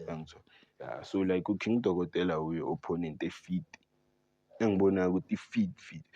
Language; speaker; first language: Zulu; native; Zulu